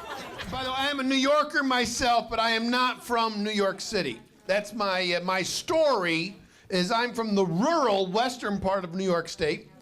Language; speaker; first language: English; native; English